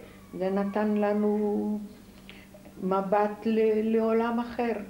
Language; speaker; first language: Hebrew; non-native, fluent; Polish